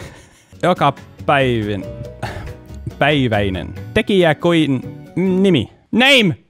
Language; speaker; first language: Finnish; non-native, learner; English